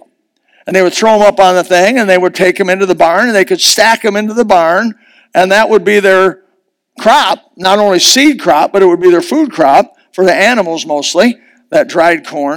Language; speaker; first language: English; native; English